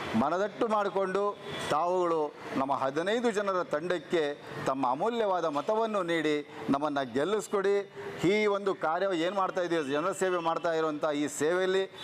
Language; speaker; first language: Kannada; non-native, local second language; Marathi